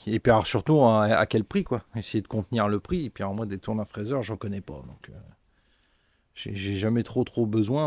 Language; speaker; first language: French; native; French